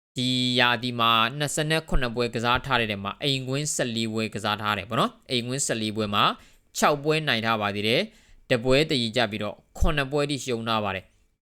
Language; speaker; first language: Burmese; native; Burmese